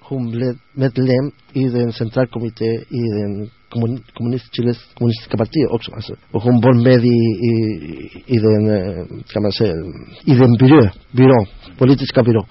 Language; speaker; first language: Swedish; non-native, learner; Spanish